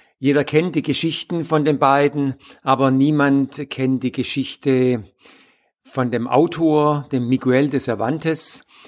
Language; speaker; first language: German; native; German